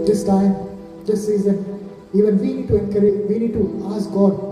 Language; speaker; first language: English; non-native, local second language; Telugu